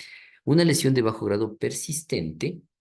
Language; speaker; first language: Spanish; native; Spanish